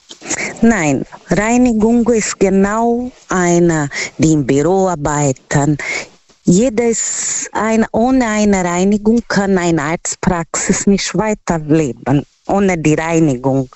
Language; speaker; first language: German; non-native, fluent; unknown